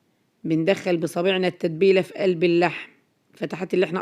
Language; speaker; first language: Arabic; native; Arabic